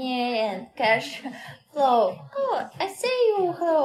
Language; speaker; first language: English; non-native, learner; Russian